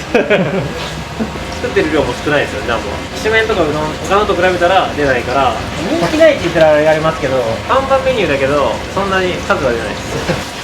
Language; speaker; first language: Japanese; native; Japanese